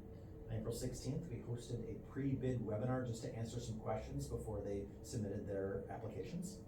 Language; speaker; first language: English; native; English